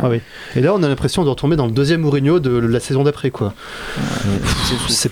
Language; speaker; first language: French; native; French